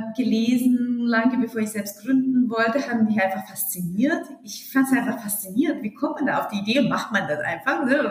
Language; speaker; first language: German; non-native, fluent; Russian